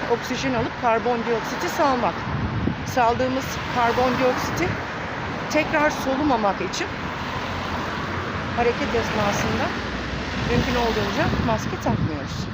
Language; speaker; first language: Turkish; native; Turkish